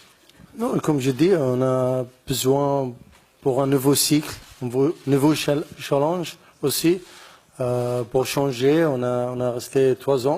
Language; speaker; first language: French; non-native, learner; Arabic